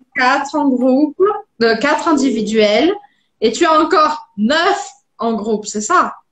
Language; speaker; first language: French; non-native, fluent; Portuguese